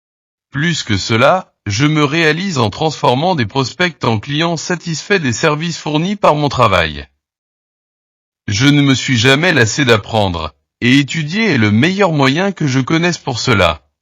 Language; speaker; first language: French; non-native, learner; Portuguese